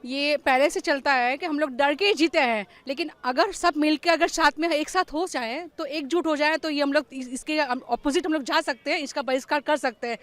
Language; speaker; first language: Hindi; non-native, local second language; Gujarati